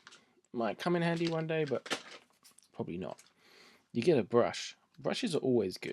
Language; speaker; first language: English; native; English